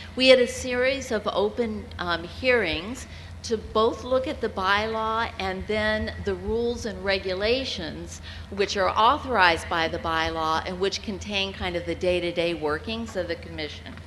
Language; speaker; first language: English; native; English